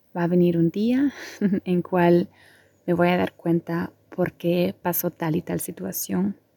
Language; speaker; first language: Spanish; non-native, fluent; German